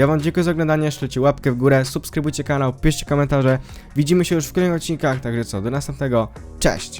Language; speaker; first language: Polish; native; Polish